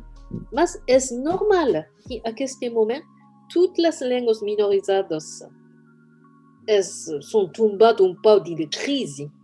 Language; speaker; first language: French; non-native, fluent; Japanese